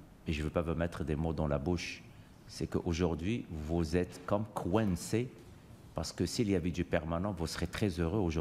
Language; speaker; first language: French; native; French